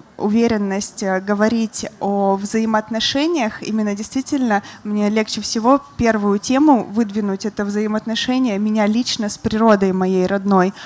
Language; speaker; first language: Russian; native; Russian